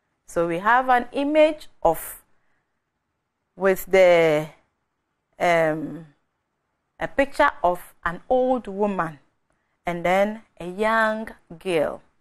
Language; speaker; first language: English; non-native, local second language; Akan